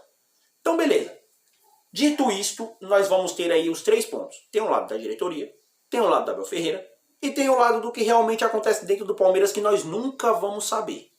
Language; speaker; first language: Portuguese; native; Portuguese